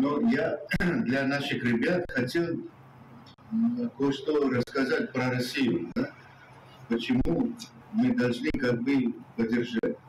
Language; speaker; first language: Russian; non-native, fluent; Urdu